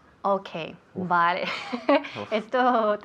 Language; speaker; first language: Spanish; non-native, fluent; English